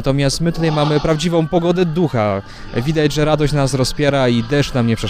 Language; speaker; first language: Polish; native; Polish